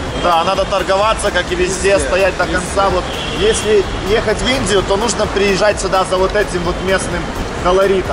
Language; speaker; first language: Russian; native; Russian